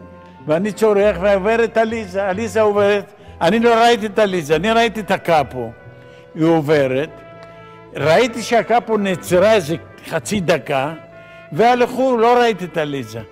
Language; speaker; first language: Hebrew; non-native, fluent; Ladino